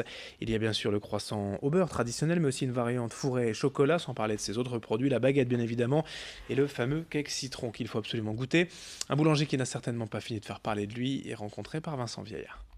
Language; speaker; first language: French; native; French